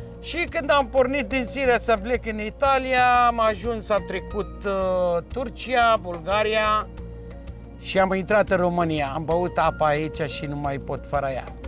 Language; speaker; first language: Romanian; non-native, fluent; Arabic